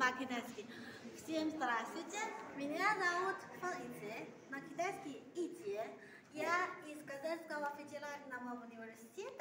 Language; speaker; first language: Russian; non-native, learner; Chinese